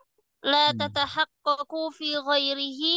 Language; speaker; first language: Arabic; non-native, learner; Indonesian